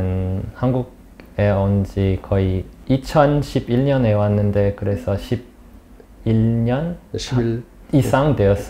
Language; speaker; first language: Korean; non-native, fluent; English